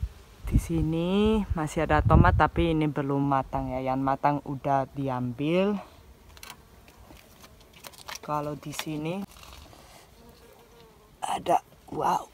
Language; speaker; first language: Indonesian; non-native, fluent; Spanish